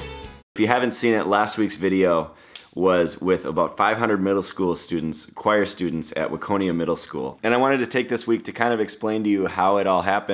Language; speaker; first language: English; native; English